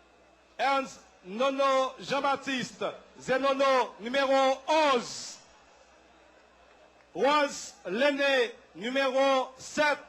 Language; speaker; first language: French; non-native, local second language; Haitian Creole